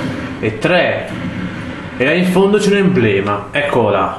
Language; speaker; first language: Italian; native; Italian